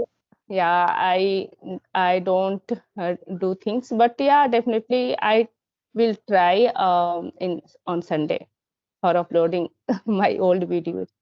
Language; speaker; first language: English; non-native, learner; Hindi